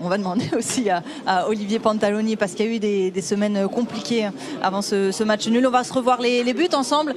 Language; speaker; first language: French; native; French